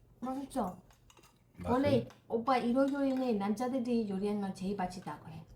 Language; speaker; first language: Korean; non-native, learner; Burmese